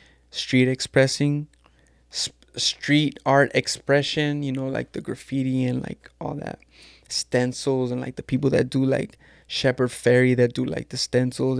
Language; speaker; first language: English; early bilingual, other home language; Spanish